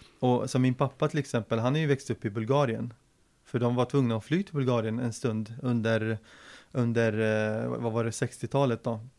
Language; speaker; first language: Swedish; early bilingual, other home language; Arabic